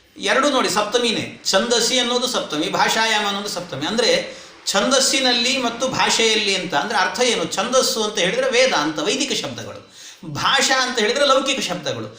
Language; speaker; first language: Kannada; native; Kannada